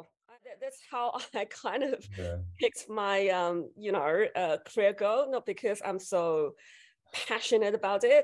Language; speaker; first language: English; non-native, fluent; Chinese